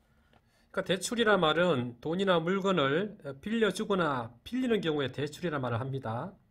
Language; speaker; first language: Korean; native; Korean